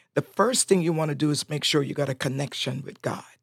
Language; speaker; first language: English; non-native, fluent; Spanish